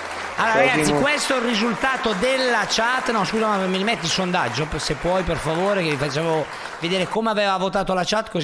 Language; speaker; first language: Italian; native; Italian